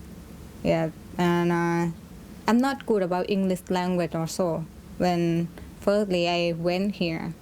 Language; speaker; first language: English; non-native, learner; Thai